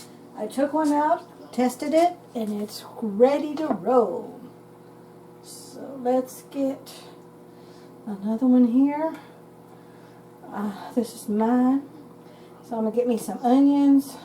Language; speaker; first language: English; native; English